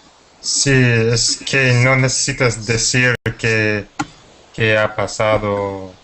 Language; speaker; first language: Spanish; non-native, fluent; English